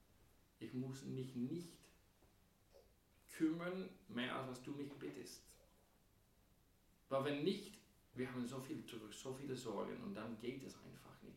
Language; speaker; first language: German; non-native, fluent; English